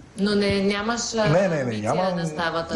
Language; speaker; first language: Bulgarian; native; Bulgarian